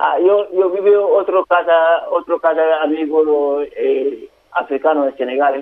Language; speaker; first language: Spanish; non-native, learner; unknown